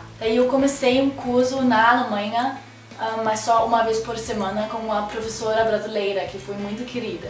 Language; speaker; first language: Portuguese; non-native, fluent; German